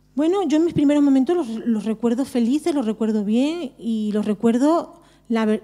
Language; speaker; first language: Spanish; native; Spanish